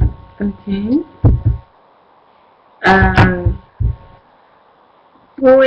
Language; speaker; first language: English; non-native, learner; Vietnamese